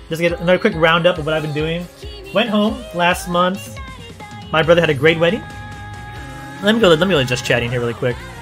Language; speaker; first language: English; native; English